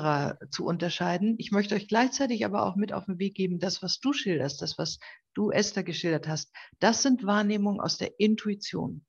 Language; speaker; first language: German; native; German